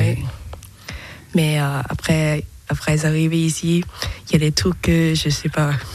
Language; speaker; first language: French; non-native, learner; Thai